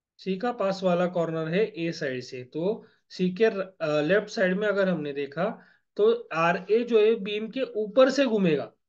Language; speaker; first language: Hindi; non-native, local second language; Marathi